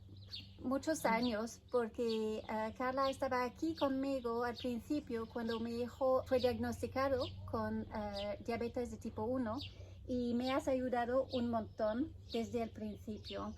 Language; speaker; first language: Spanish; non-native, fluent; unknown